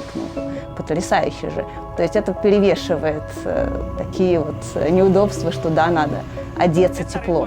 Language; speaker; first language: Russian; native; Russian